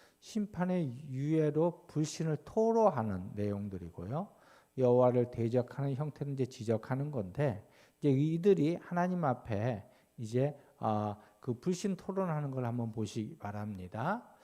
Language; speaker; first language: Korean; native; Korean